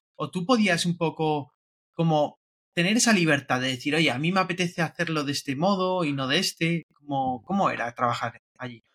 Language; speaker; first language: Spanish; native; Spanish